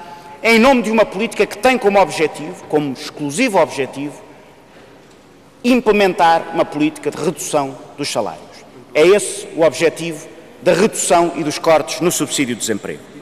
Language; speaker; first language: Portuguese; native; Portuguese